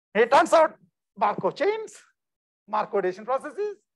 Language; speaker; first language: English; non-native, local second language; Telugu